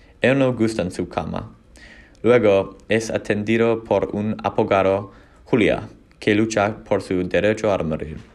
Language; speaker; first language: Spanish; non-native, learner; English